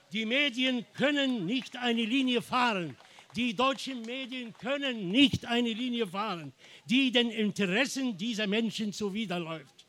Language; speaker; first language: German; non-native, fluent; Arabic